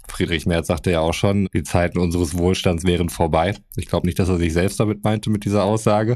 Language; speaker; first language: German; native; German